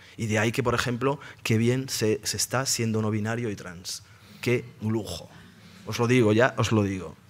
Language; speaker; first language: Spanish; native; Spanish